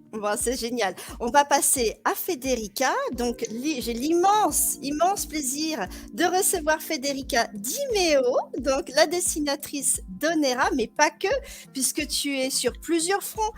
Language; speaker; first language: French; native; French